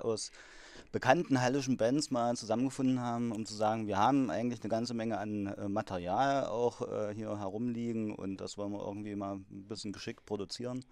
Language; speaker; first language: German; native; German